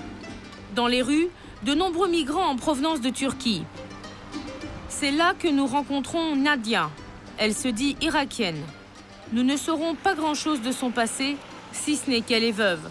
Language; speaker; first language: French; native; French